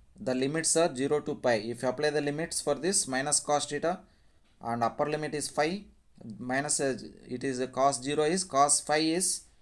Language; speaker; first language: English; non-native, local second language; Telugu